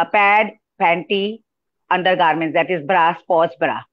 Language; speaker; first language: Hindi; non-native, local second language; Gujarati